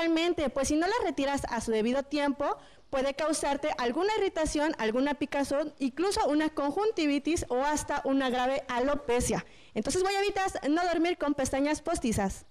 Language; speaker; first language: Spanish; native; Spanish